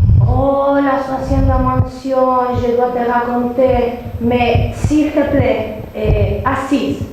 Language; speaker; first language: French; non-native, learner; Spanish